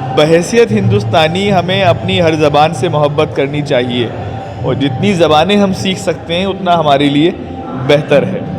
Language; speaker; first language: Urdu; native; Urdu